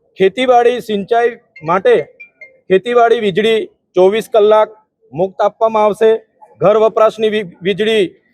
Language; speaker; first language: Gujarati; non-native, local second language; Vasavi